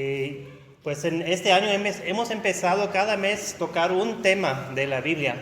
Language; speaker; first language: Spanish; non-native, fluent; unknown